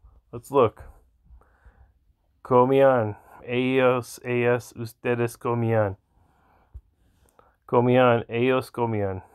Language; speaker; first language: Spanish; non-native, learner; English